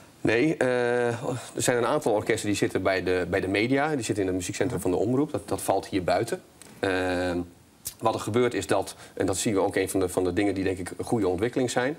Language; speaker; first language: Dutch; native; Dutch